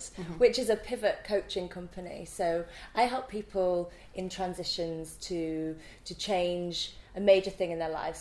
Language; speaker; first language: English; native; English